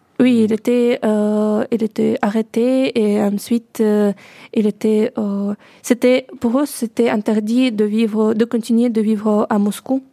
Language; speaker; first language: French; non-native, learner; Russian